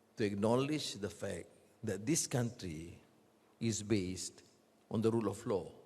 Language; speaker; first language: English; non-native, local second language; Malay